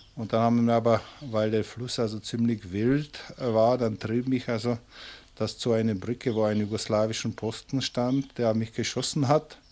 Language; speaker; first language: German; non-native, fluent; Czech